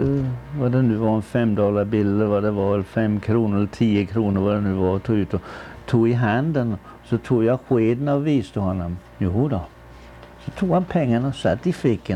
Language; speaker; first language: Swedish; early bilingual, heritage; Swedish